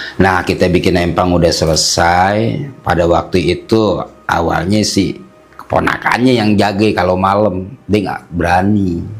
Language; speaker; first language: Indonesian; native; Indonesian